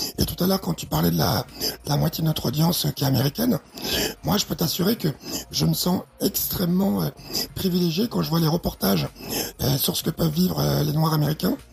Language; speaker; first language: French; early bilingual, other home language; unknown